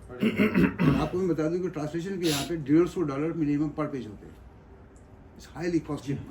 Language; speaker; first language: Urdu; native; Urdu